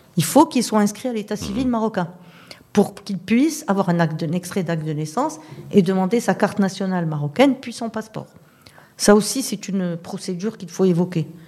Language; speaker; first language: French; non-native, local second language; Arabic